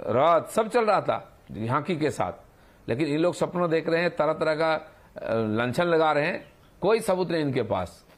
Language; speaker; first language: Hindi; non-native, local second language; Bangla